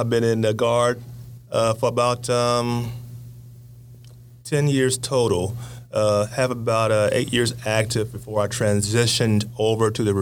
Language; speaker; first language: English; native; English